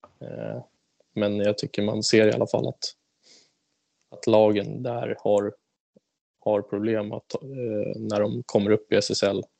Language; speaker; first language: Swedish; native; Swedish